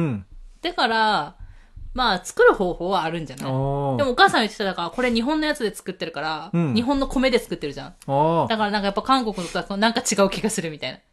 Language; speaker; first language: Japanese; native; Japanese